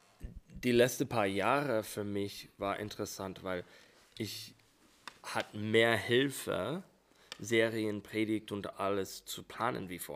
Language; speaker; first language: German; non-native, fluent; English